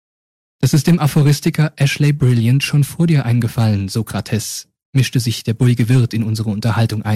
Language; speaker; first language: German; native; German